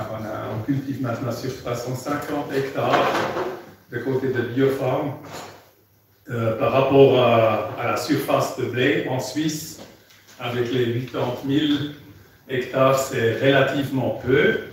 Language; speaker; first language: French; non-native, fluent; German